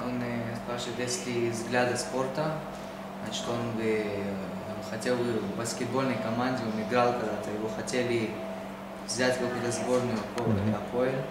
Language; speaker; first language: Russian; early bilingual, heritage; Hebrew